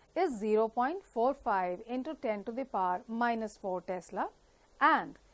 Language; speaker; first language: English; non-native, local second language; Punjabi